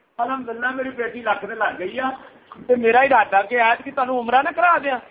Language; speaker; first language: Urdu; non-native, local second language; Punjabi